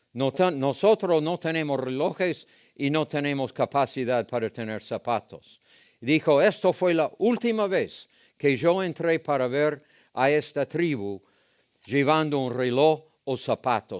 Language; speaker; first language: Spanish; non-native, fluent; English